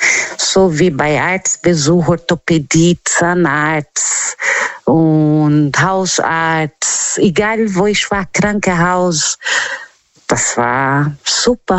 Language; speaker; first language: German; non-native, learner; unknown